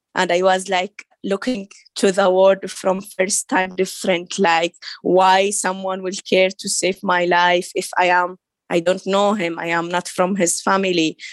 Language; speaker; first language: English; non-native, learner; Arabic